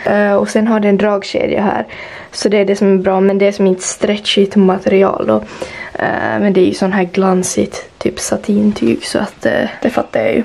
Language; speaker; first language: Swedish; native; Swedish